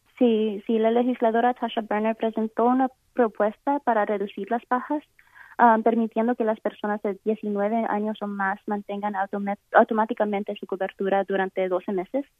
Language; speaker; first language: Spanish; early bilingual, heritage; Spanish